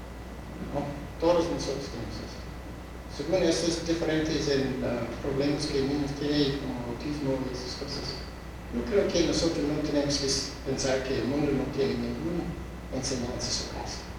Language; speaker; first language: Spanish; non-native, fluent; English